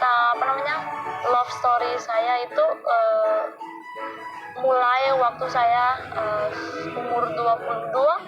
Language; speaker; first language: Indonesian; non-native, fluent; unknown